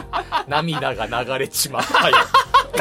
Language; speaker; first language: Japanese; native; Japanese